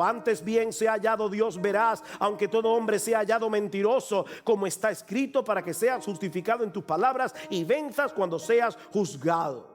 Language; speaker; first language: Spanish; native; Spanish